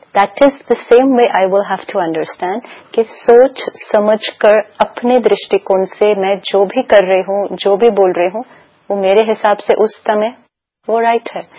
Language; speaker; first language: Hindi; native; Hindi